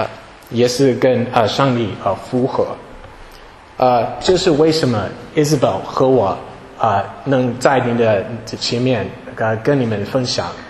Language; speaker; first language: Chinese; non-native, fluent; English